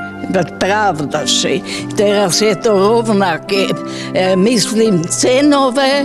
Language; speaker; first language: Slovak; non-native, fluent; German